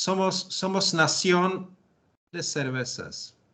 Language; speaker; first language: Spanish; non-native, learner; Czech